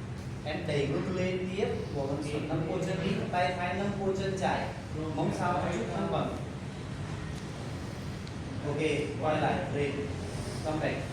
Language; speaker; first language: Vietnamese; non-native, learner; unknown